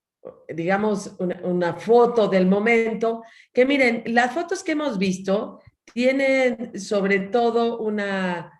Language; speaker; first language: Spanish; native; Spanish